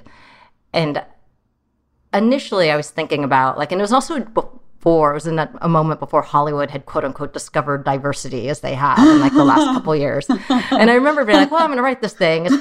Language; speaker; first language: English; early bilingual, other home language; Chinese